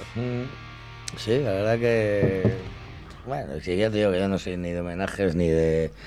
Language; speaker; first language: Spanish; native; Spanish